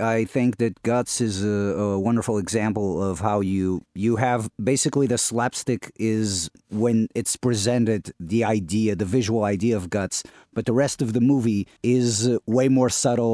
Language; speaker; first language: English; non-native, fluent; Portuguese